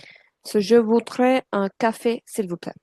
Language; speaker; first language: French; non-native, fluent; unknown